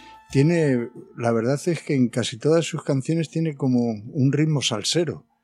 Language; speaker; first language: Spanish; native; Spanish